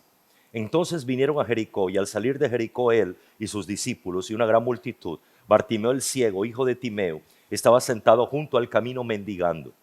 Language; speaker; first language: Spanish; native; Spanish